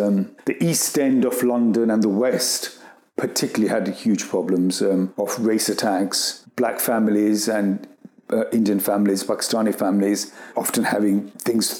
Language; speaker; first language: English; early bilingual, other home language; Gujarati